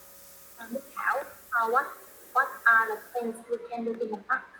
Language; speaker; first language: English; non-native, learner; Vietnamese